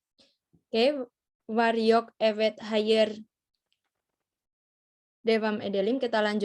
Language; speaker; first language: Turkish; non-native, fluent; Indonesian